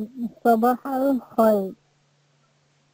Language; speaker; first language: Arabic; non-native, learner; Bangla